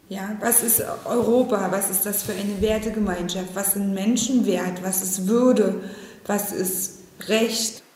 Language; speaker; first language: German; native; German